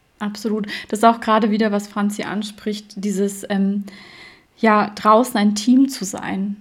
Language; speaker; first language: German; native; German